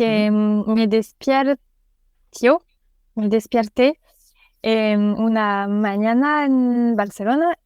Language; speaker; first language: Spanish; non-native, fluent; French